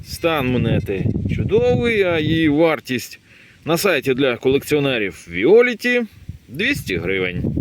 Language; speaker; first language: Ukrainian; native; Ukrainian